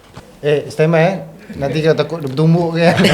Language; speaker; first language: Malay; native; Malay